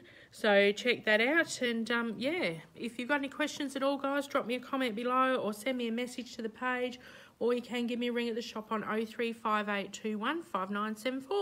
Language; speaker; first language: English; native; English